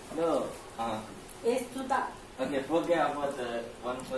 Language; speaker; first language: English; non-native, learner; Chinese